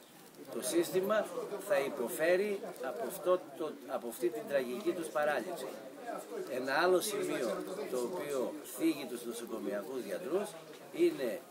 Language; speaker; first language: Greek; native; Greek